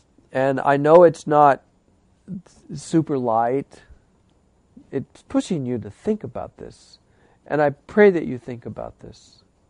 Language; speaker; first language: English; native; English